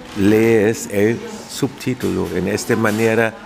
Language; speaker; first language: Spanish; non-native, fluent; German